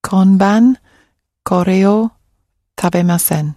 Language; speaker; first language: Japanese; non-native, learner; English